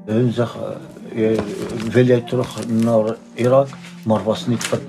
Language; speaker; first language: Dutch; non-native, learner; Arabic